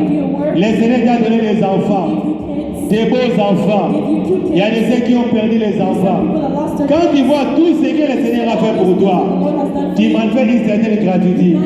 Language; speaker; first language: French; non-native, local second language; Lingala